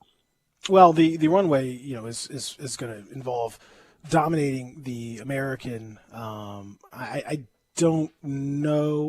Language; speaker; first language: English; native; English